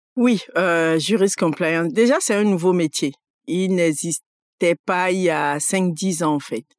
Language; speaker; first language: French; non-native, local second language; Fon